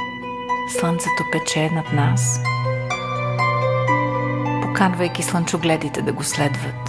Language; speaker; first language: Bulgarian; native; Bulgarian